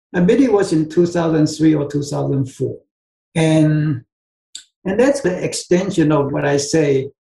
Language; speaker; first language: English; non-native, fluent; Chinese